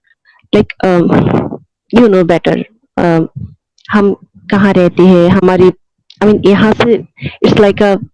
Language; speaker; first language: Hindi; non-native, local second language; Bangla